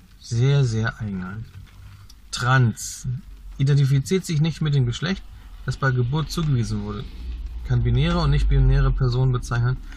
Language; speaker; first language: German; native; German